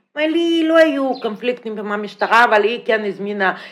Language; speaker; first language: Hebrew; non-native, fluent; Russian